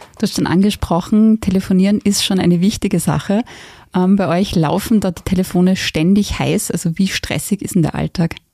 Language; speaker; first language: German; native; German